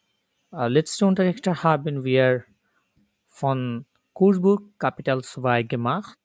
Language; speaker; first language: German; non-native, learner; Bangla